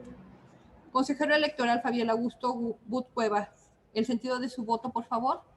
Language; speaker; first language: Spanish; native; Spanish